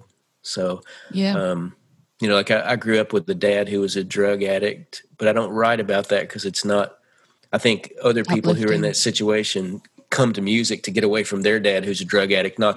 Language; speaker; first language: English; native; English